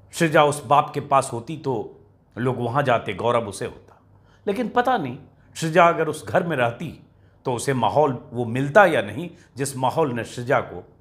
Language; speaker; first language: Hindi; native; Hindi